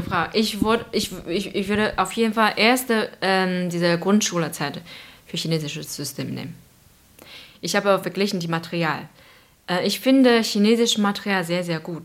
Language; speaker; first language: German; non-native, fluent; Chinese